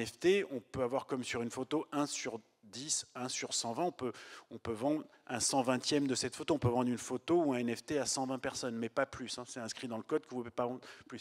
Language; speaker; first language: French; native; French